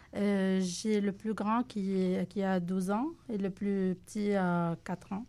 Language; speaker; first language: French; non-native, local second language; Arabic